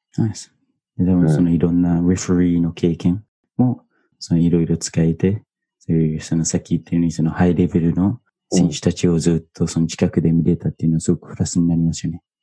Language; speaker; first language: Japanese; non-native, fluent; English